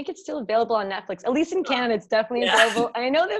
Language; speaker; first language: English; native; English